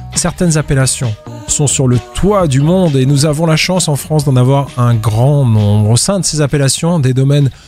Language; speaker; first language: French; native; French